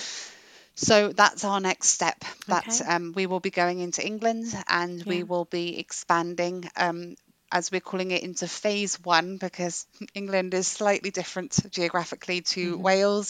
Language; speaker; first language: English; native; English